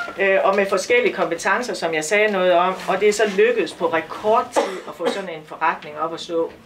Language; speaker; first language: Danish; native; Danish